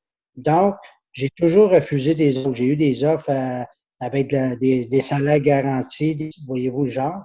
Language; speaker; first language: French; native; French